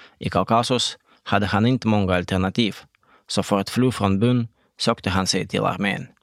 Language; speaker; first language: Swedish; non-native, fluent; Russian